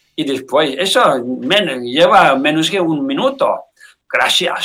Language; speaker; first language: Spanish; non-native, learner; Tibetan